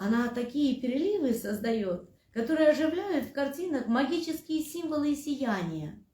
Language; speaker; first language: Russian; native; Russian